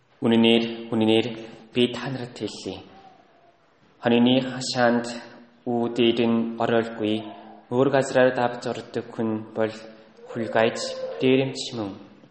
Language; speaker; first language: Mongolian; non-native, fluent; Korean